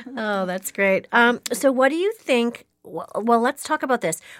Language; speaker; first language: English; non-native, fluent; Czech